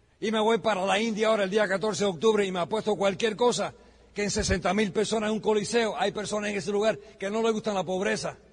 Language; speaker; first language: Spanish; early bilingual, heritage; Spanish